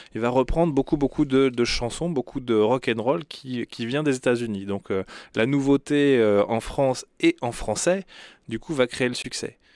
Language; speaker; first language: French; native; French